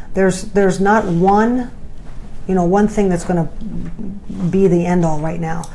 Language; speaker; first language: English; native; English